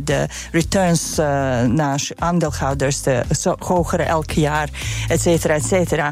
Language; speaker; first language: Dutch; non-native, fluent; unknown